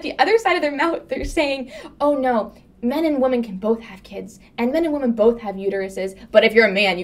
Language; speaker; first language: English; native; English